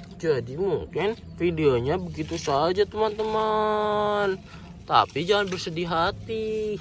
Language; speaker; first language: Indonesian; native; Indonesian